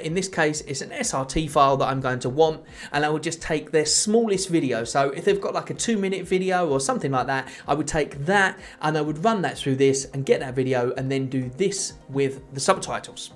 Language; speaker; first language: English; native; English